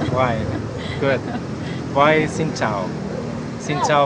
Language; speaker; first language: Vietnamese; non-native, learner; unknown